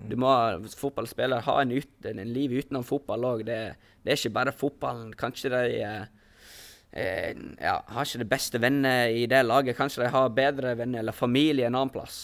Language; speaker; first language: Norwegian; early bilingual, heritage; Norwegian